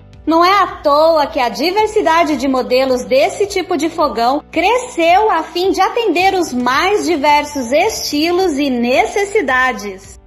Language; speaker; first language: Portuguese; native; Portuguese